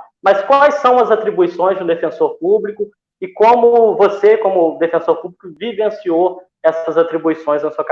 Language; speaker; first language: Portuguese; native; Portuguese